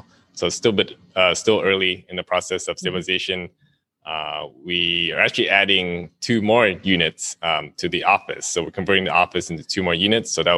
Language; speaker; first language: English; native; English